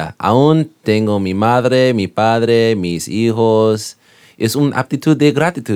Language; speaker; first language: Spanish; non-native, learner; English